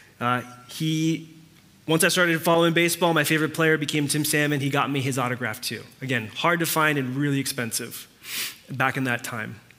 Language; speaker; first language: English; early bilingual, other home language; Spanish